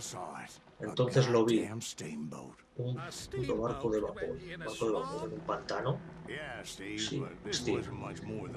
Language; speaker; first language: Spanish; native; Spanish